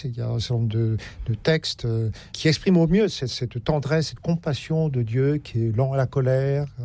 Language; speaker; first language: French; native; French